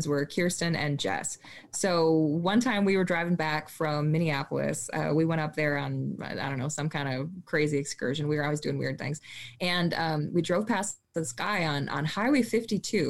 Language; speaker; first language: English; native; English